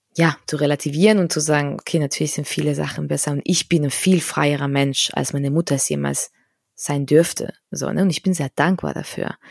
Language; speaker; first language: German; non-native, fluent; Spanish